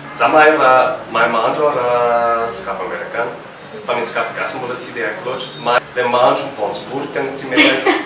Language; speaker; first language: Malagasy; non-native, fluent; English